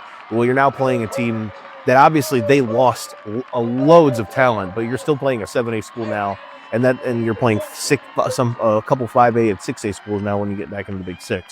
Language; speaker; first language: English; native; English